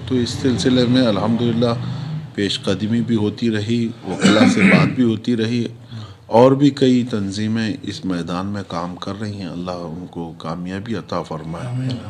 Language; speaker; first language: Urdu; native; Urdu